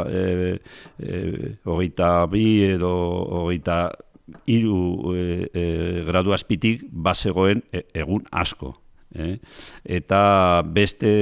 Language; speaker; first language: Basque; non-native, local second language; Spanish